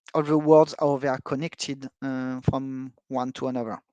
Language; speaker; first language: English; non-native, fluent; French